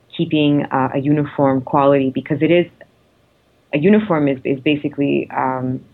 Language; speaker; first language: English; non-native, fluent; Italian